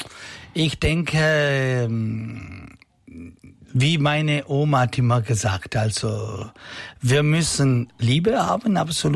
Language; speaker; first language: German; non-native, fluent; Italian